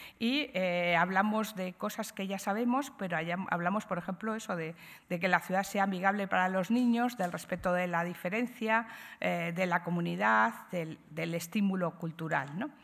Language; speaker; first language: Spanish; native; Spanish